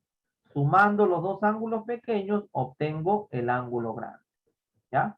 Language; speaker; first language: Spanish; native; Spanish